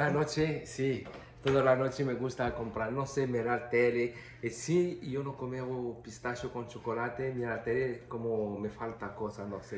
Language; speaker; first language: Spanish; non-native, learner; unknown